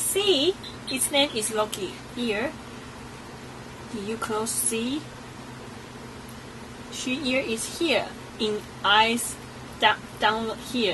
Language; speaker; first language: English; non-native, learner; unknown